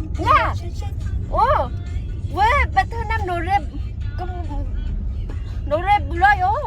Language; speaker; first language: Korean; non-native, learner; Vietnamese